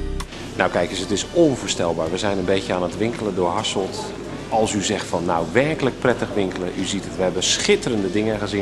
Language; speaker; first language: Dutch; native; Dutch